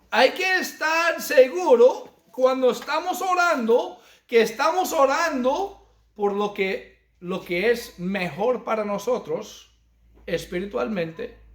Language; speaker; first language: Spanish; non-native, fluent; English